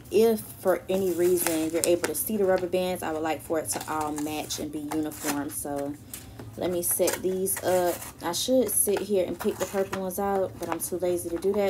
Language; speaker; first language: English; native; English